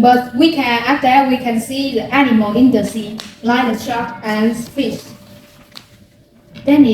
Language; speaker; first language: English; non-native, learner; Vietnamese